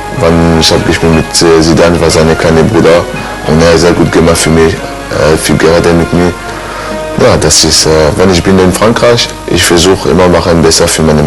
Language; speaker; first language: German; non-native, learner; French